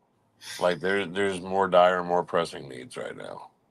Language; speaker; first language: English; native; English